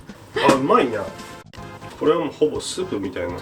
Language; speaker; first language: Japanese; native; Japanese